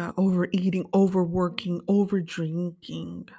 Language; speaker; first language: English; early bilingual, other home language; Spanish